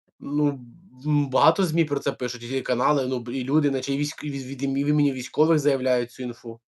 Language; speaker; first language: Ukrainian; native; Ukrainian